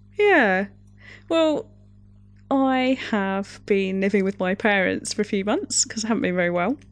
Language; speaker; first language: English; native; English